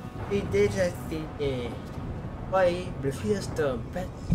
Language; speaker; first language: English; non-native, learner; Dutch